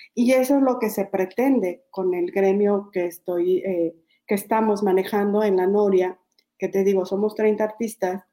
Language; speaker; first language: Spanish; native; Spanish